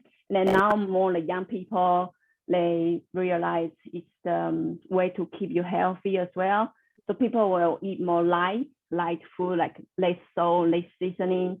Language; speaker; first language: English; non-native, learner; Chinese